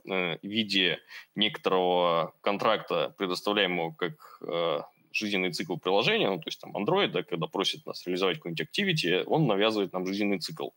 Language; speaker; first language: Russian; native; Russian